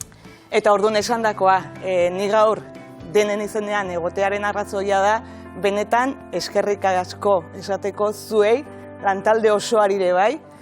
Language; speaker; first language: Basque; native; Basque